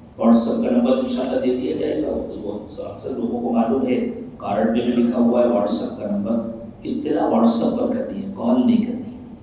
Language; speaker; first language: Urdu; native; Urdu